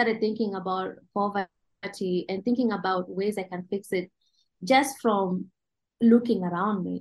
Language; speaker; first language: English; non-native, local second language; Kalenjin